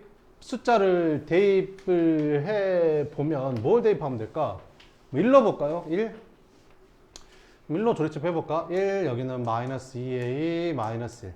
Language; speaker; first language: Korean; native; Korean